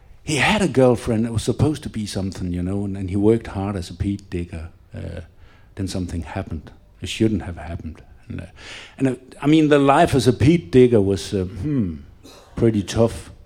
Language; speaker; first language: English; non-native, fluent; Danish